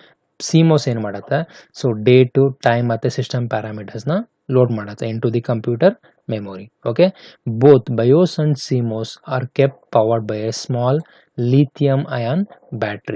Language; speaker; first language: Kannada; native; Kannada